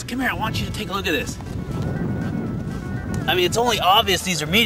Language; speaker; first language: English; native; English